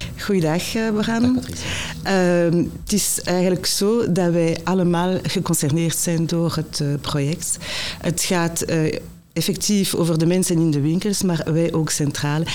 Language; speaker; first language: Dutch; non-native, local second language; French